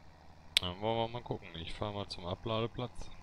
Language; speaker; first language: German; native; German